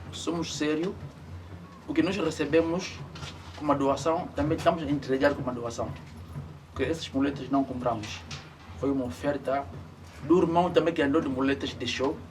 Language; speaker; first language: Portuguese; native; Portuguese